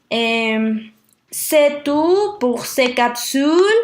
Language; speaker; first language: French; non-native, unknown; Spanish